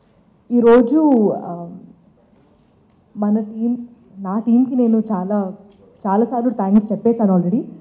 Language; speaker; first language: Telugu; non-native, local second language; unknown